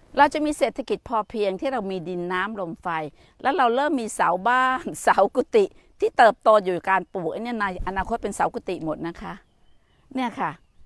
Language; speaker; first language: Thai; native; Thai